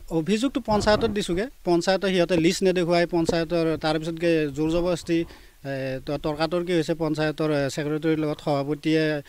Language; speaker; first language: Assamese; native; Assamese